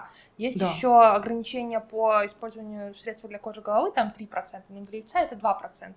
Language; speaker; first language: Russian; native; Russian